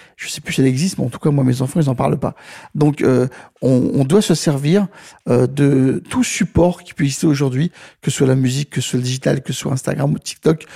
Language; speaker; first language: French; native; French